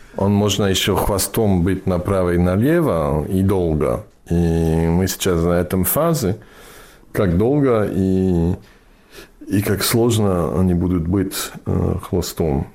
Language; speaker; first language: Russian; non-native, fluent; English